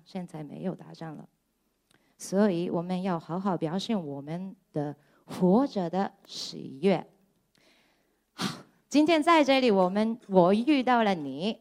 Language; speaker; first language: Chinese; non-native, fluent; Japanese